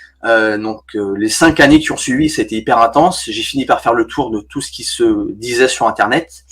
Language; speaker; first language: French; native; French